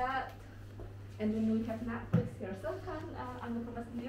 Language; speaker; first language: English; non-native, learner; Indonesian